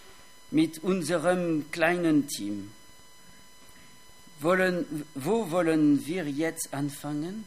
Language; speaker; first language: German; non-native, fluent; French